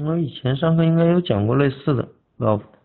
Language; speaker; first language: Chinese; native; Chinese